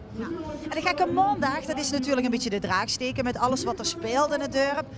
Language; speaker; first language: Dutch; native; Dutch